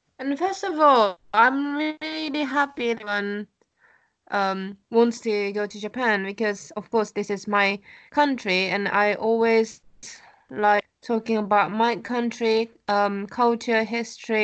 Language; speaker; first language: English; non-native, fluent; Japanese